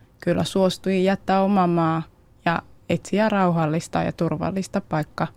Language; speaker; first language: Finnish; non-native, fluent; Kinyarwanda